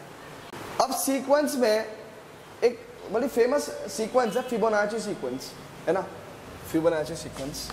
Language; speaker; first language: Hindi; native; Hindi